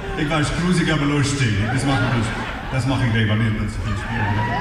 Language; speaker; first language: German; non-native, fluent; English